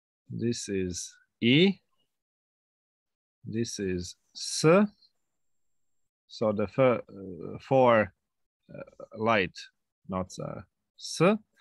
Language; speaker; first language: English; non-native, fluent; Latvian